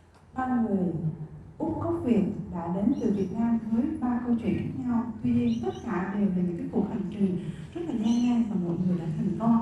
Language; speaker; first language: Vietnamese; native; Vietnamese